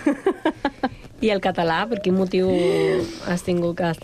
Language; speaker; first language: Catalan; non-native, fluent; Spanish